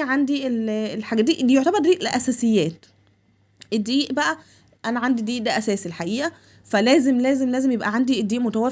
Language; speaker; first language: Arabic; native; Arabic